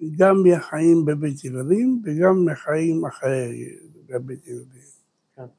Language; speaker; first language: Hebrew; early bilingual, other home language; Spanish